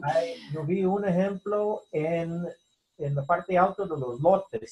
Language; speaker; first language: Spanish; non-native, fluent; English